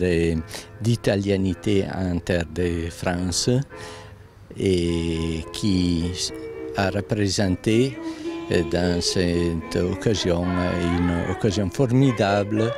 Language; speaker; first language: French; non-native, local second language; Italian